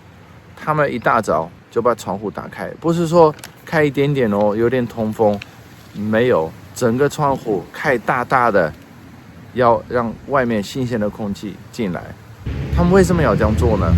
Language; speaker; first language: Chinese; non-native, fluent; Dutch